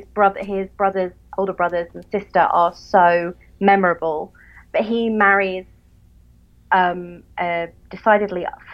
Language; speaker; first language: English; native; English